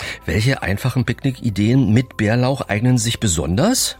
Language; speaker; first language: German; native; German